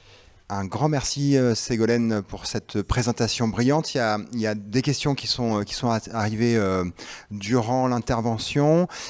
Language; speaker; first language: French; native; French